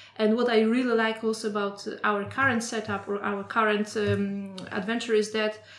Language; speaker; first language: English; non-native, fluent; Polish